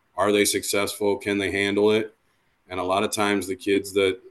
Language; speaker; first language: English; native; English